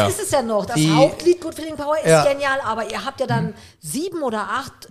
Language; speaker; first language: German; native; German